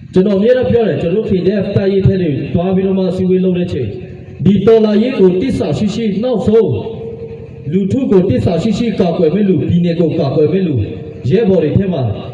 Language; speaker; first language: Burmese; non-native, local second language; Western Kayah